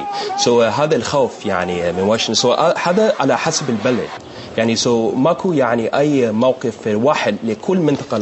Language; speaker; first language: Arabic; non-native, learner; English